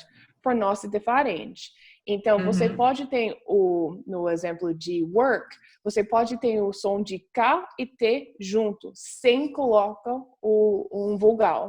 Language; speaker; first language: Portuguese; non-native, fluent; English